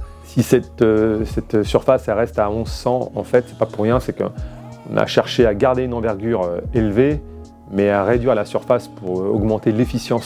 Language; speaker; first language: French; native; French